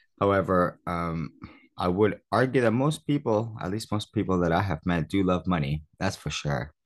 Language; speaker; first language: English; early bilingual, other home language; Spanish